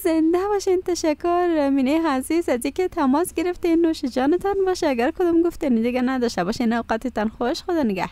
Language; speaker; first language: Persian; native; Persian